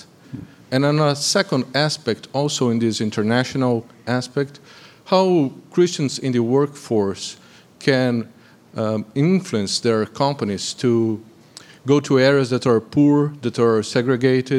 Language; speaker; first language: English; non-native, fluent; Portuguese